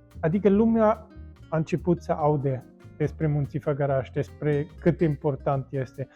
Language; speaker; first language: Romanian; non-native, fluent; German